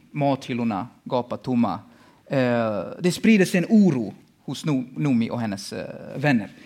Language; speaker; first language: Swedish; early bilingual, other home language; Bosnian